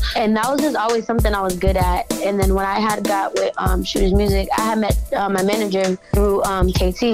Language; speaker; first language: English; native; English